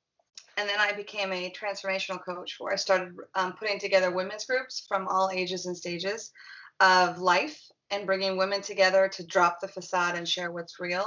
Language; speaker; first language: English; native; English